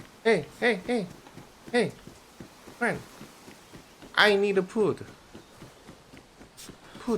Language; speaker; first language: English; non-native, learner; Korean